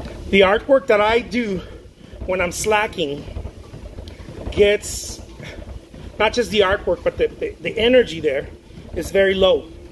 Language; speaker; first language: English; non-native, fluent; Spanish